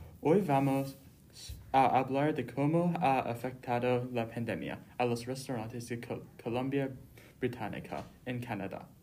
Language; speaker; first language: Spanish; non-native, learner; English